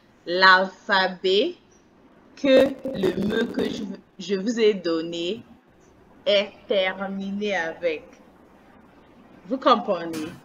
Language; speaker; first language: French; non-native, fluent; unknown